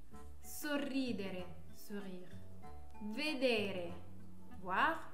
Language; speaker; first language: Italian; non-native, fluent; French